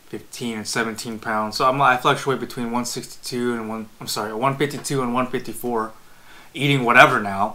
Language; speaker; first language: English; native; English